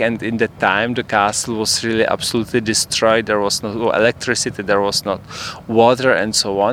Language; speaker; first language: English; non-native, fluent; Czech